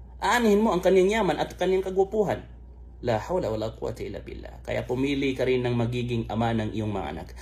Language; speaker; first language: Filipino; non-native, local second language; Maranao